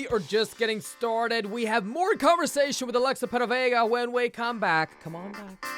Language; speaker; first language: English; native; English